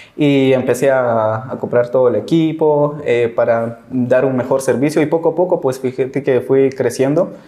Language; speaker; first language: Spanish; native; Spanish